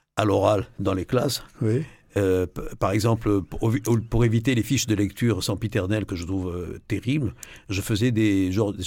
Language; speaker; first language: French; native; French